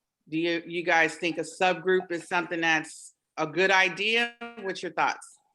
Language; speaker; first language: English; native; English